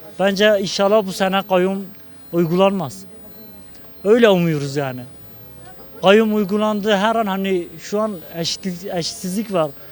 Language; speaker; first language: Turkish; non-native, local second language; Kurdish